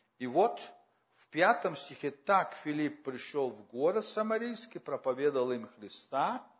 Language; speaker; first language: Russian; early bilingual, heritage; Russian